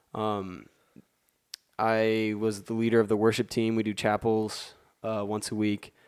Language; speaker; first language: English; native; English